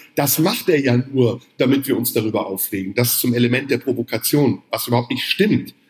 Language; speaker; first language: German; early bilingual, other home language; Turkish